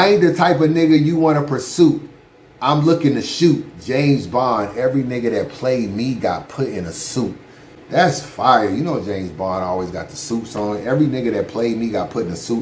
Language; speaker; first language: English; native; English